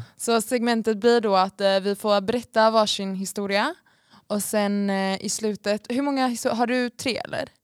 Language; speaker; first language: Swedish; native; Swedish